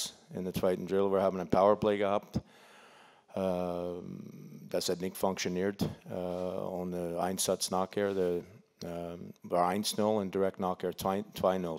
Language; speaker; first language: German; non-native, learner; English